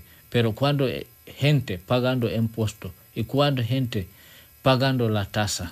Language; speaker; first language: Spanish; non-native, learner; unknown